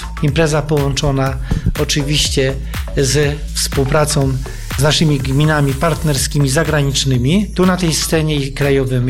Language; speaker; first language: Polish; native; Polish